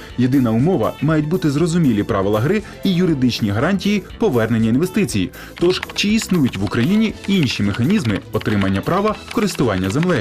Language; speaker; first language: Ukrainian; native; Ukrainian